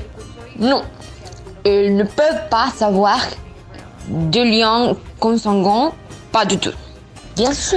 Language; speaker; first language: French; non-native, learner; Spanish